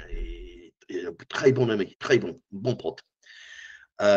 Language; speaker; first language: French; non-native, learner; English